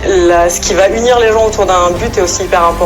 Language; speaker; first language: French; native; French